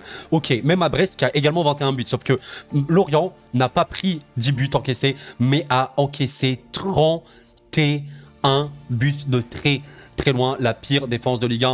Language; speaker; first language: French; native; French